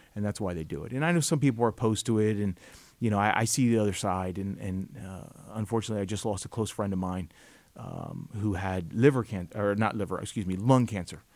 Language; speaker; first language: English; native; English